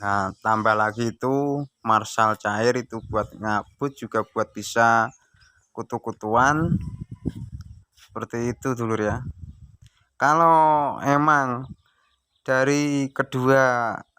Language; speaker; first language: Indonesian; non-native, local second language; Javanese